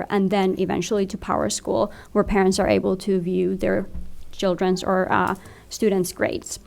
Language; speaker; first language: English; non-native, fluent; Finnish